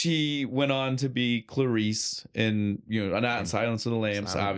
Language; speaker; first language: English; native; English